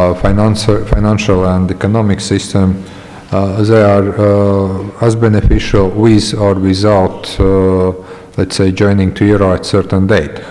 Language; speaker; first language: English; non-native, fluent; Latvian